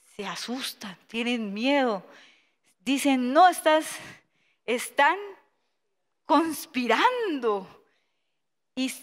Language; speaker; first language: Spanish; native; Spanish